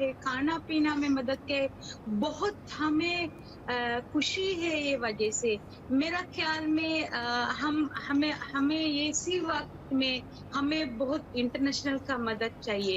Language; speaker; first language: Hindi; non-native, learner; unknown